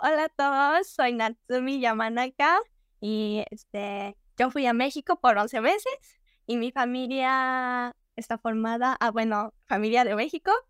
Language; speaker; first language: Spanish; non-native, learner; Japanese